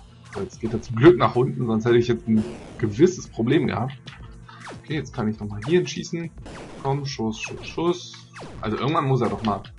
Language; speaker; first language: German; native; German